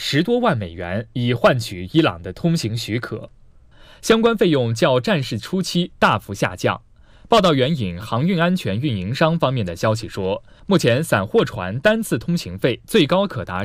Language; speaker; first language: Chinese; native; Chinese